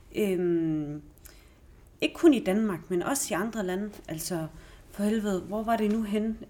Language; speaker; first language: Danish; early bilingual, other home language; Arabic